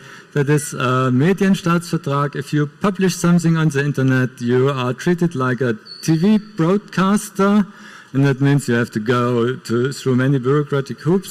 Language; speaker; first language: English; non-native, fluent; German